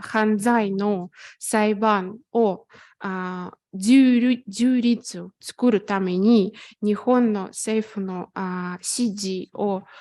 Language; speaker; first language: Japanese; non-native, fluent; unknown